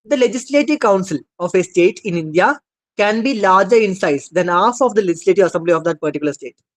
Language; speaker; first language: English; non-native, local second language; Malayalam